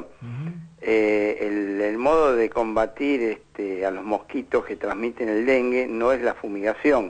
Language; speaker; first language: Spanish; native; Spanish